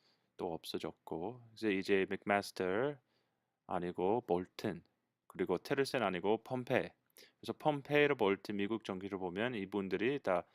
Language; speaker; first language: Korean; non-native, fluent; English